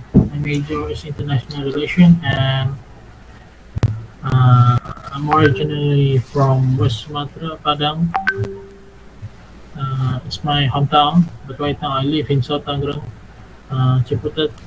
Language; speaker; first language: English; non-native, fluent; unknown